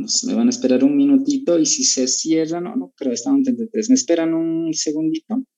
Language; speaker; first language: Spanish; native; Spanish